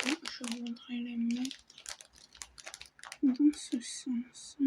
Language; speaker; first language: French; native; French